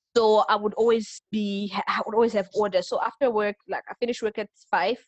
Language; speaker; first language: English; non-native, local second language; Shona